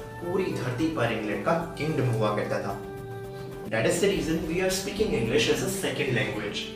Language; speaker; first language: Hindi; native; Hindi